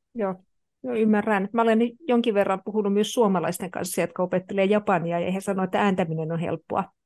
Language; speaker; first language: Finnish; native; Finnish